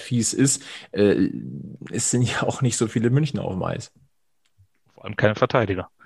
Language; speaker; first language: German; native; German